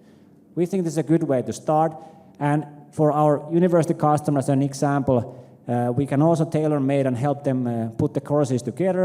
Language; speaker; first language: English; non-native, fluent; Finnish